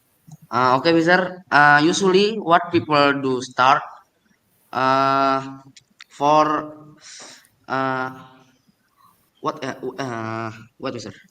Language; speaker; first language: English; non-native, learner; Indonesian